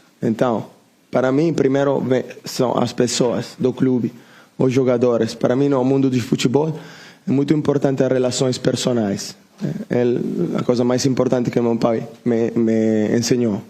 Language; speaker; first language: Portuguese; non-native, learner; Italian